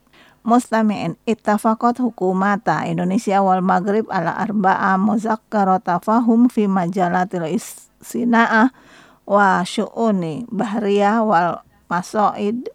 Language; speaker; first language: Arabic; non-native, fluent; Indonesian